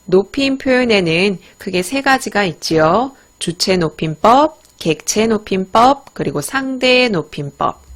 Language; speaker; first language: Korean; native; Korean